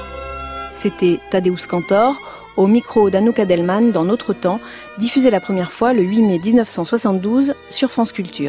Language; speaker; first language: French; native; French